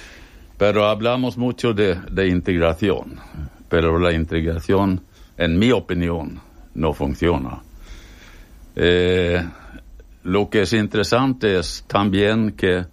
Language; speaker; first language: Spanish; non-native, fluent; Swedish